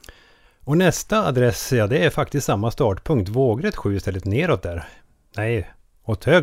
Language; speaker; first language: Swedish; native; Swedish